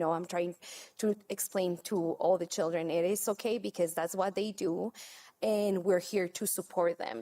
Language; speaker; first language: English; non-native, fluent; Spanish